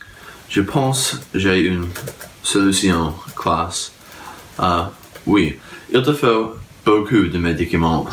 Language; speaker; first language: French; non-native, learner; English